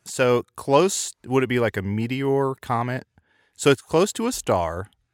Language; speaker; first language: English; native; English